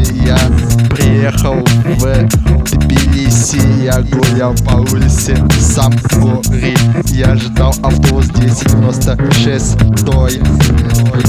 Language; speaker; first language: Russian; non-native, learner; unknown